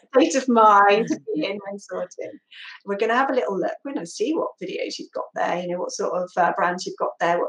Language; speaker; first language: English; native; English